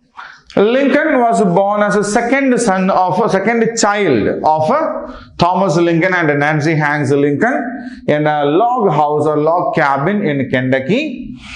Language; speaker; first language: English; non-native, local second language; Telugu